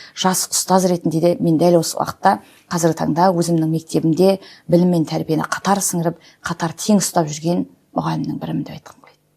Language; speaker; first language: Kazakh; native; Kazakh